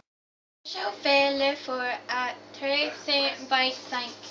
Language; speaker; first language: French; non-native, learner; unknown